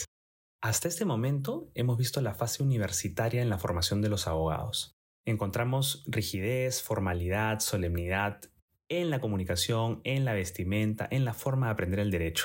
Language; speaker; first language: Spanish; native; Spanish